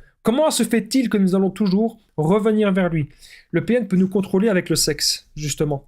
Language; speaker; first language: French; native; French